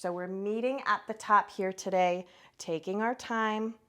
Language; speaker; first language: English; native; English